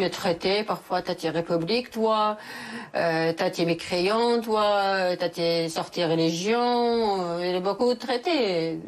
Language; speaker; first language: French; non-native, learner; Chechen